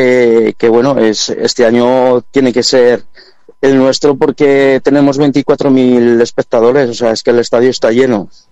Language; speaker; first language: Spanish; native; Spanish